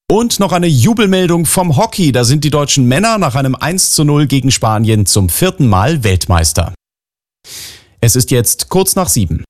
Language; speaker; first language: German; native; German